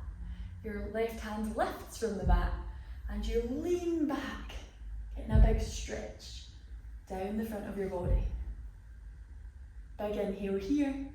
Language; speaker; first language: English; native; English